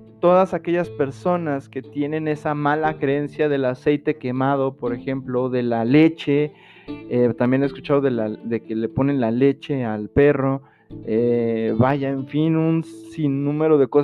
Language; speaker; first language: Spanish; native; Spanish